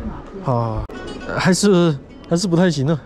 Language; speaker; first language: Chinese; native; Chinese